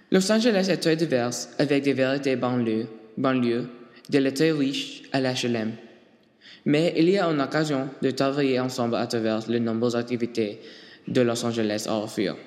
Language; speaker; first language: French; non-native, learner; English